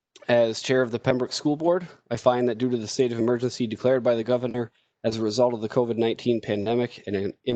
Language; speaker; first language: English; native; English